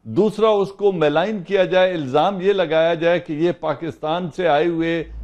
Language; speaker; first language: Urdu; non-native, local second language; Punjabi